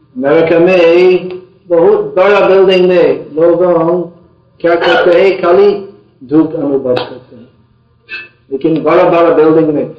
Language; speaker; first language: Hindi; non-native, fluent; English